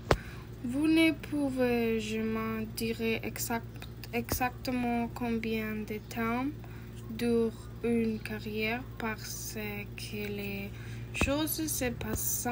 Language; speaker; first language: French; non-native, learner; Spanish